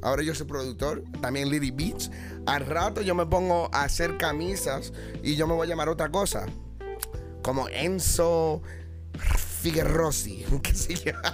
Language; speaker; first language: Spanish; early bilingual, heritage; Spanish